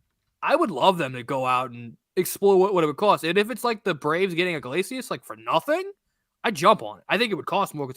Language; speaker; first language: English; native; English